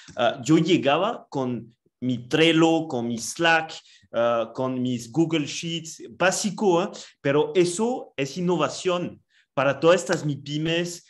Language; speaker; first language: Spanish; non-native, fluent; French